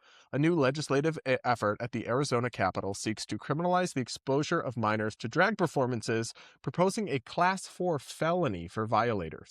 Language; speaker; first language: English; native; English